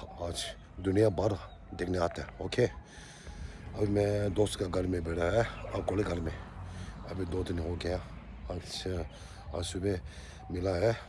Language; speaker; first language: Hindi; non-native, local second language; Tibetan